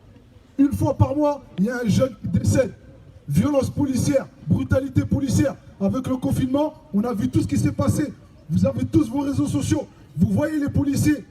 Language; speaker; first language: French; native; French